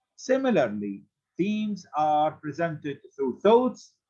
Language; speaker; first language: English; non-native, fluent; Arabic